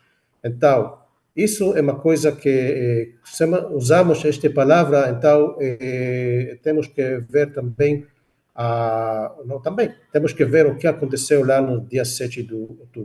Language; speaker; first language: Portuguese; non-native, fluent; Hebrew